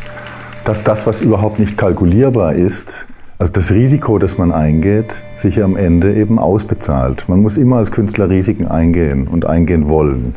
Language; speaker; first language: German; native; German